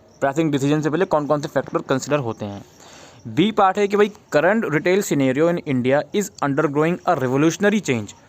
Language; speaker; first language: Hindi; native; Hindi